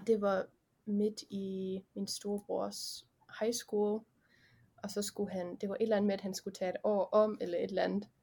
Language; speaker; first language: Danish; early bilingual, heritage; Danish